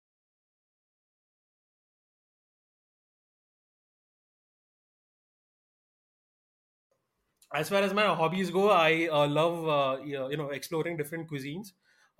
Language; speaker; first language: English; non-native, local second language; Malayalam